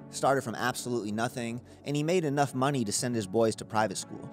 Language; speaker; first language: English; native; English